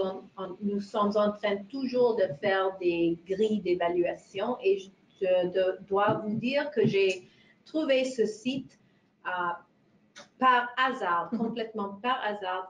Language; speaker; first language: French; non-native, fluent; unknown